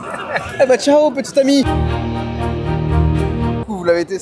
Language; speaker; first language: French; native; French